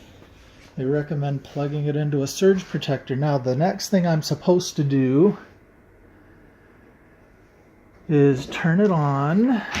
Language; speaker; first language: English; native; English